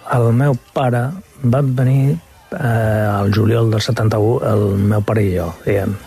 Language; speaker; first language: Catalan; non-native, local second language; Spanish